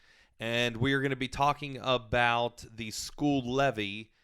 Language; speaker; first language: English; native; English